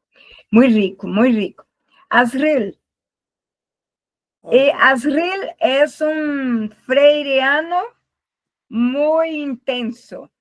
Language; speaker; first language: Spanish; non-native, learner; Portuguese